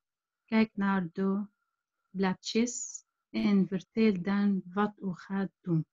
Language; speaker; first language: Dutch; non-native, learner; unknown